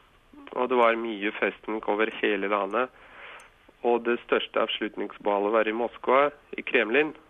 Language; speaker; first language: Norwegian; non-native, fluent; Russian